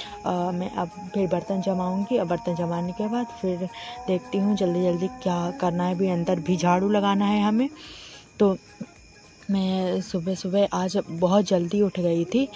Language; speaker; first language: Hindi; native; Hindi